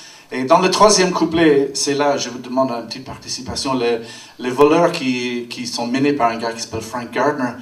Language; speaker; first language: French; non-native, fluent; English